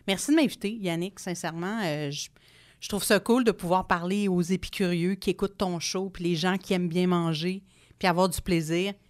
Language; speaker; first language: French; non-native, local second language; English